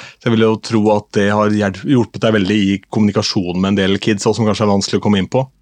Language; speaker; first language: Norwegian; native; Norwegian